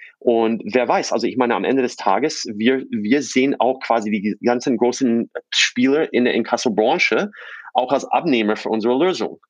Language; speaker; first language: German; non-native, fluent; English